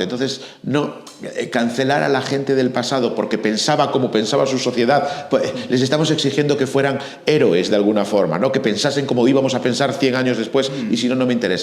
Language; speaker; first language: Spanish; native; Spanish